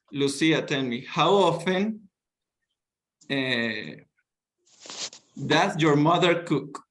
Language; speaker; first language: English; non-native, fluent; Spanish